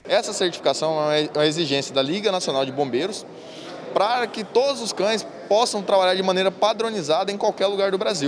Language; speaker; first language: Portuguese; native; Portuguese